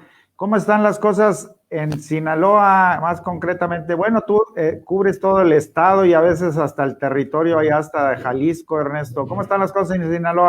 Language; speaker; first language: Spanish; native; Spanish